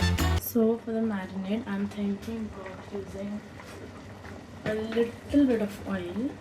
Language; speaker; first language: English; non-native, local second language; Hindi